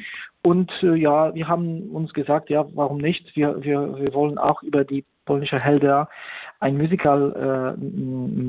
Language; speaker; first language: German; non-native, fluent; Polish